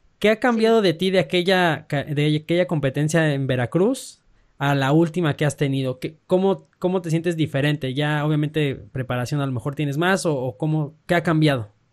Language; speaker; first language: Spanish; native; Spanish